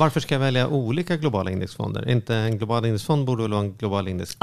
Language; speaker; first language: Swedish; native; Swedish